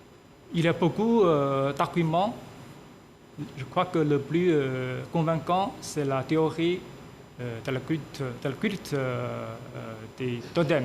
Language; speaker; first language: French; non-native, fluent; Chinese